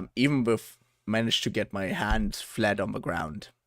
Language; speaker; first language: English; non-native, fluent; German